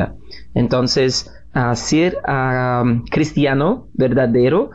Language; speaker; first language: Spanish; non-native, learner; Portuguese